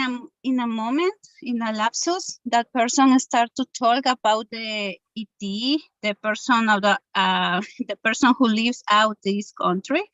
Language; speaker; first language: English; non-native, learner; Spanish